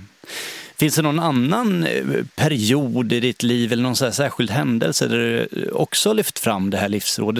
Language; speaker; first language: Swedish; native; Swedish